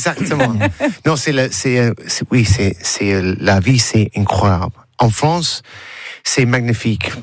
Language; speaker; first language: French; non-native, learner; English